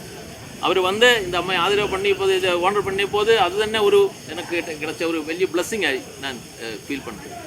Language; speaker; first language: Tamil; non-native, learner; Malayalam